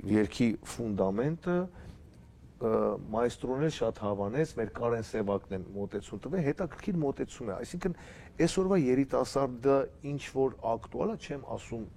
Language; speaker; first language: Armenian; native; Armenian